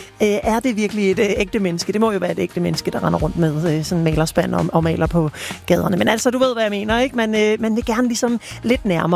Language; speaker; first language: Danish; native; Danish